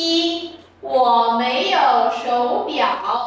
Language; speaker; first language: Chinese; non-native, fluent; Vietnamese